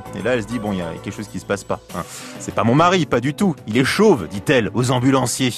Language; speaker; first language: French; native; French